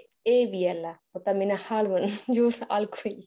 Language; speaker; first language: Finnish; non-native, learner; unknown